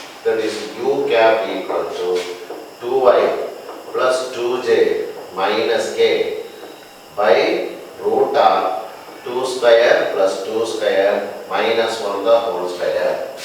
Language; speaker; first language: English; non-native, local second language; Tamil